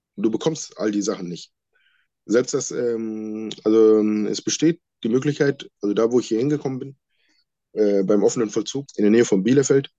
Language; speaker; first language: German; non-native, fluent; Sinhala